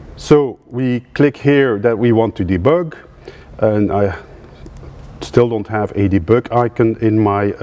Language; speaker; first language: English; non-native, fluent; Dutch